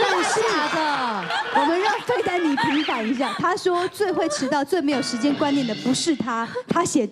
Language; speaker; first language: Chinese; native; Chinese